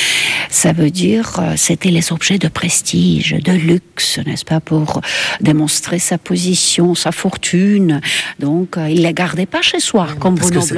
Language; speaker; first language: French; non-native, fluent; Estonian